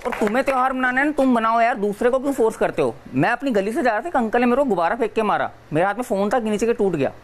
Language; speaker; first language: Hindi; native; Hindi